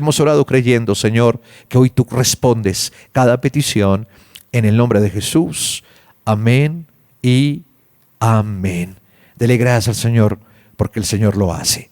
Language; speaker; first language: Spanish; native; Spanish